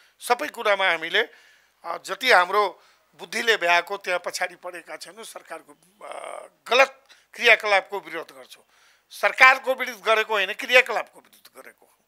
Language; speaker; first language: Nepali; non-native, local second language; Maithili